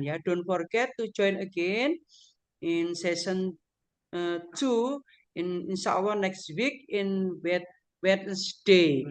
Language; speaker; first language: English; non-native, learner; Indonesian